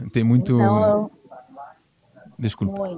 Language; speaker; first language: Portuguese; early bilingual, heritage; French